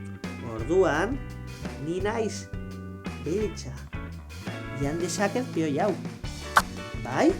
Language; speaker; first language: Basque; non-native, local second language; Spanish